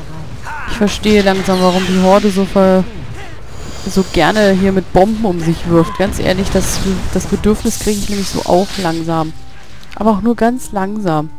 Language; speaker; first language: German; native; German